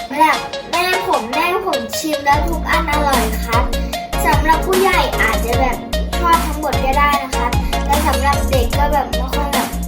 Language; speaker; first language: Thai; native; Thai